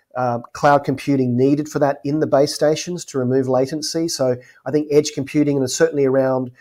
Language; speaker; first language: English; native; English